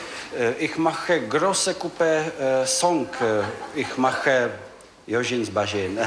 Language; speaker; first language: German; non-native, learner; Czech